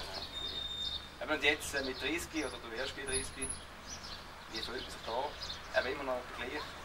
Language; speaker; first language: German; native; German